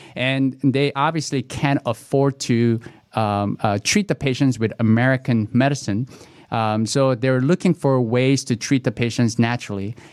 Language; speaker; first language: English; early bilingual, other home language; Korean